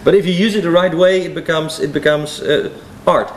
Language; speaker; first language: English; non-native, fluent; Dutch